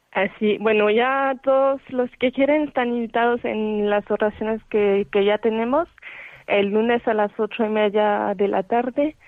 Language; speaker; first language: Spanish; non-native, fluent; French